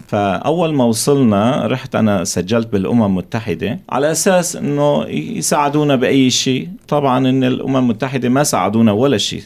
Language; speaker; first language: Arabic; non-native, local second language; Kurdish